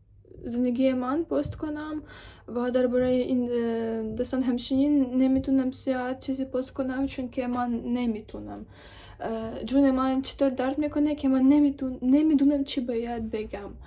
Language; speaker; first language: Persian; non-native, learner; Ukrainian